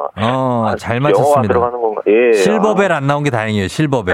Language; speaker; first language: Korean; native; Korean